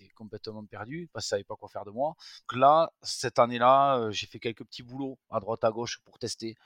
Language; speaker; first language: French; native; French